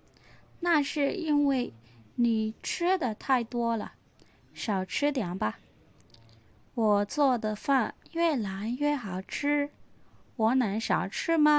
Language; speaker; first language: Chinese; non-native, learner; Burmese